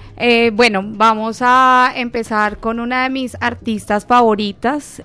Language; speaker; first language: Spanish; native; Spanish